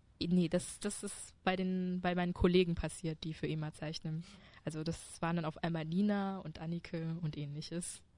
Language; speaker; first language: German; early bilingual, other home language; Chinese